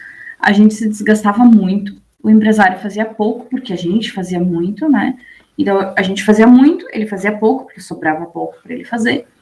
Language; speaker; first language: Portuguese; native; Portuguese